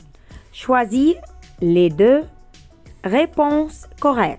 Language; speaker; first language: French; non-native, fluent; Arabic